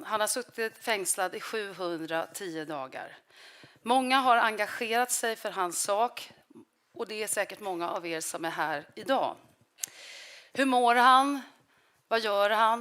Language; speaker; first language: Swedish; native; Swedish